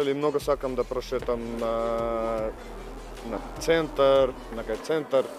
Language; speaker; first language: Macedonian; non-native, fluent; Russian